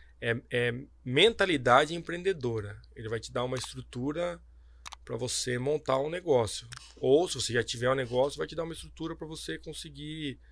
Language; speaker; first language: Portuguese; native; Portuguese